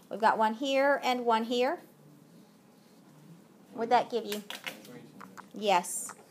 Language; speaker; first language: English; native; English